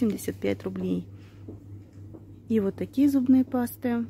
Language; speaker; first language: Russian; native; Russian